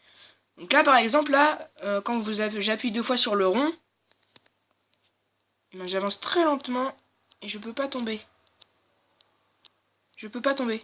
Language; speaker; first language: French; native; French